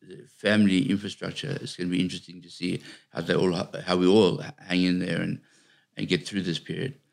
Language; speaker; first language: English; native; English